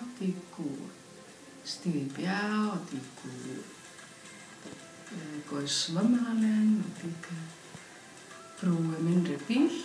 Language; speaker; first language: Danish; non-native, fluent; Icelandic